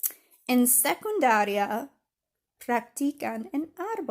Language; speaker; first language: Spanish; non-native, fluent; English